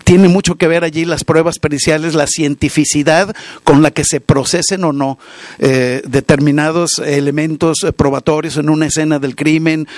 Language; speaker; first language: Spanish; native; Spanish